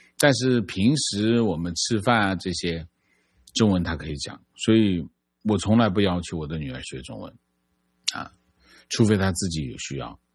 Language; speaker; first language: Chinese; native; Chinese